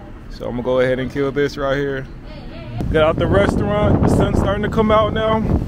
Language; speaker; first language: English; native; English